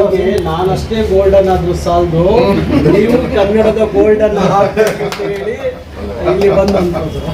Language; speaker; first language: Kannada; native; Kannada